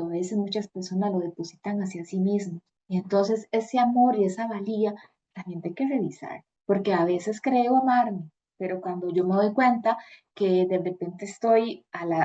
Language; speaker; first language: Spanish; native; Spanish